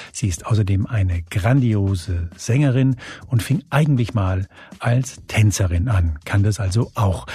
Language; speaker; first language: German; early bilingual, other home language; Spanish